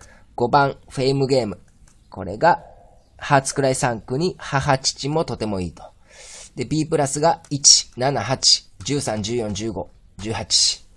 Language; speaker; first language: Japanese; native; Japanese